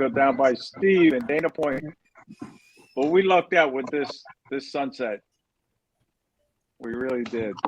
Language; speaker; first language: English; native; English